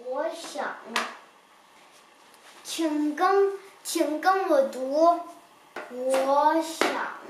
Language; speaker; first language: Chinese; early bilingual, heritage; Chinese